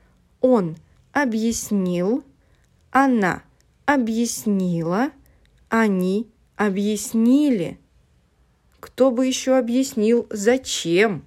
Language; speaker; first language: Russian; non-native, learner; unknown